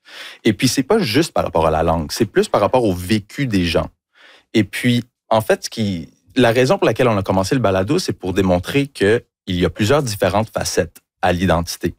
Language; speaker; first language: French; early bilingual, heritage; French